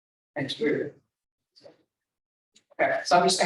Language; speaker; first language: English; native; English